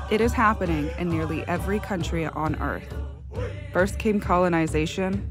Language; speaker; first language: English; native; English